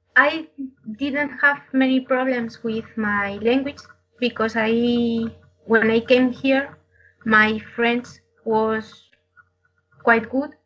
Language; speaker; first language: English; non-native, learner; Spanish